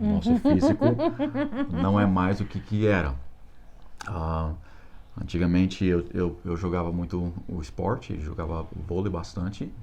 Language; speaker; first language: Portuguese; non-native, fluent; English